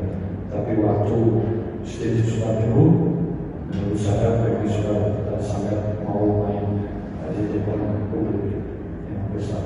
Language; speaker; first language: Indonesian; non-native, fluent; Portuguese